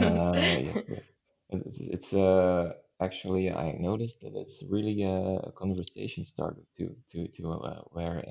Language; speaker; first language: English; non-native, fluent; Dutch